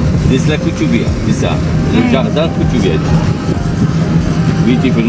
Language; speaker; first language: English; non-native, learner; Arabic